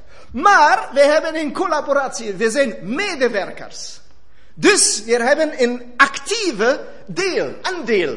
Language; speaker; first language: German; non-native, learner; Dutch